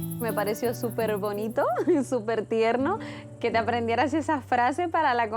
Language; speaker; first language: Spanish; native; Spanish